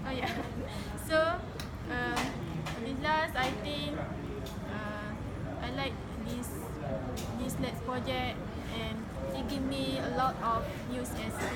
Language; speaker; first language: English; non-native, local second language; Malay